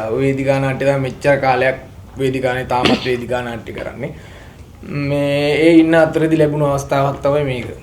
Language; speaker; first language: Sinhala; native; Sinhala